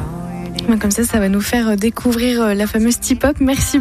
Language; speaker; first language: French; native; French